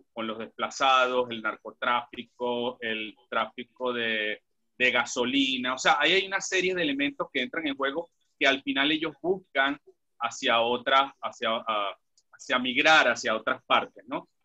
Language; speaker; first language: Spanish; native; Spanish